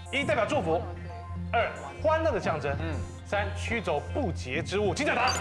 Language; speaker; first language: Chinese; native; Chinese